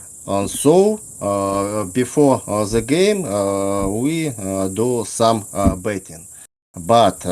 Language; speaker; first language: English; non-native, learner; Russian